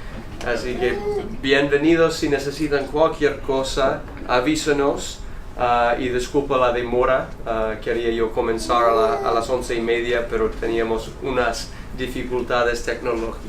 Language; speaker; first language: Spanish; non-native, fluent; English